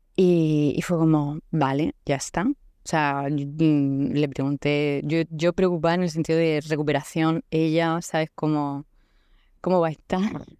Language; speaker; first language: Spanish; native; Spanish